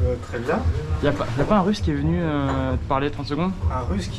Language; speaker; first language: French; native; French